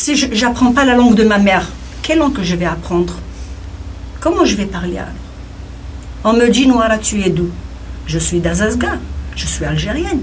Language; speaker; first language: French; non-native, local second language; Kabyle